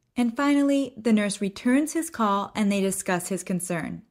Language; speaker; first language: English; native; English